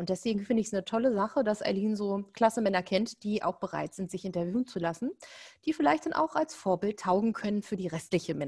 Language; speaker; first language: German; native; German